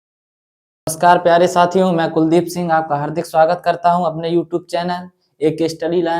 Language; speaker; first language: Hindi; native; Hindi